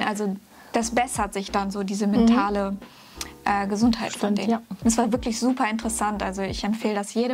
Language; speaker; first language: German; native; German